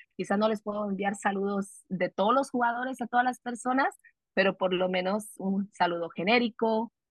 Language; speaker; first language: Spanish; early bilingual, heritage; Spanish